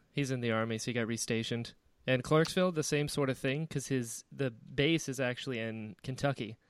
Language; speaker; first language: English; native; English